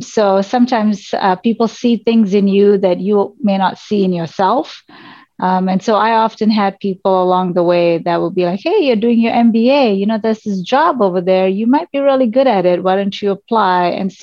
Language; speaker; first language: English; non-native, local second language; Tamil